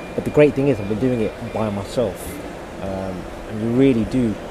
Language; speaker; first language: English; native; English